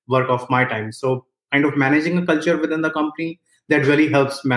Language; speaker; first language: English; non-native, local second language; Hindi